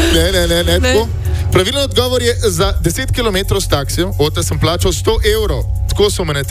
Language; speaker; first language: Slovenian; native; Slovenian